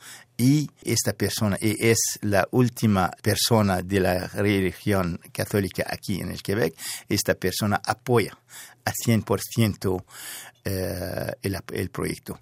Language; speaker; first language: Spanish; non-native, fluent; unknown